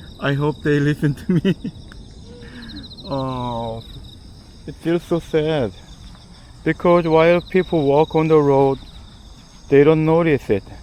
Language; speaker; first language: English; non-native, learner; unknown